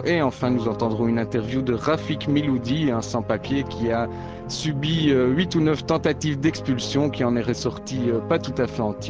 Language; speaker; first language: French; native; French